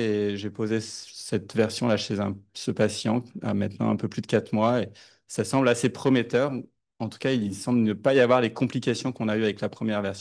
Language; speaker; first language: French; native; French